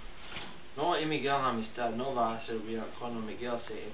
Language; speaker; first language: Spanish; non-native, learner; English